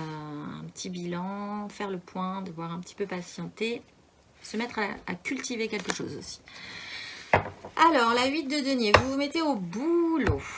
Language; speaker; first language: French; native; French